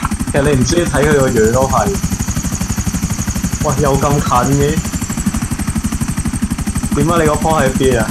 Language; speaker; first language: Chinese; native; Chinese